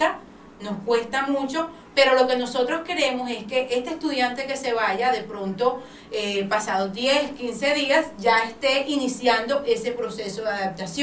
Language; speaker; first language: Spanish; native; Spanish